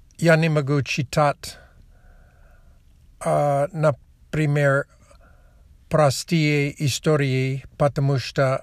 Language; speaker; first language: Czech; non-native, learner; Russian